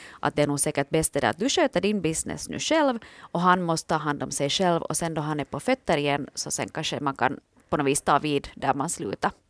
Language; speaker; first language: Swedish; native; Swedish